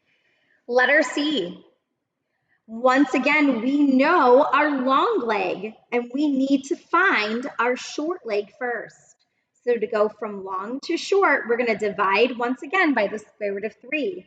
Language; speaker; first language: English; native; English